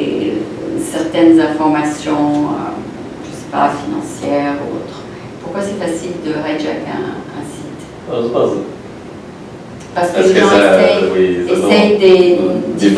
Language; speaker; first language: French; non-native, local second language; Arabic